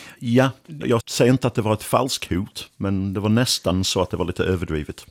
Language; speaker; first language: Swedish; non-native, fluent; English